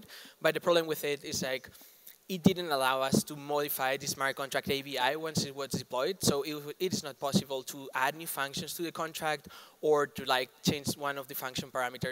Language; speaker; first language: English; non-native, fluent; Spanish